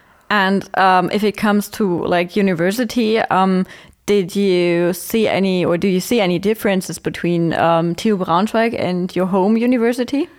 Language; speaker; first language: English; non-native, fluent; German